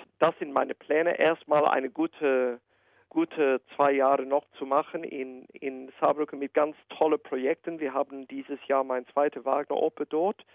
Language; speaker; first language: German; non-native, fluent; English